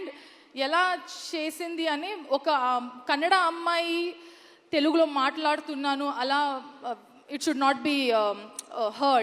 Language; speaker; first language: Telugu; non-native, learner; Kannada